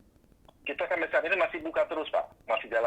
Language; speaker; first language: Indonesian; native; Indonesian